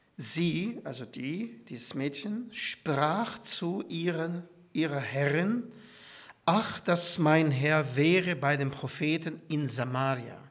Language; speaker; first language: German; non-native, fluent; Arabic